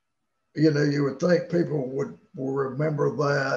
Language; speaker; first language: English; native; English